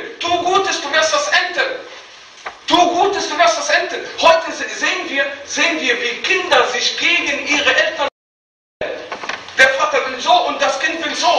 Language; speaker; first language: German; non-native, fluent; Arabic